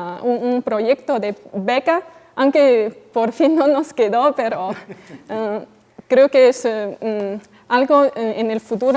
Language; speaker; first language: Spanish; non-native, fluent; Chinese